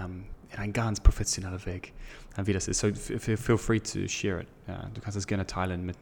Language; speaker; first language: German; non-native, learner; English